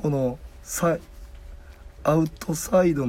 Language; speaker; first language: Japanese; native; Japanese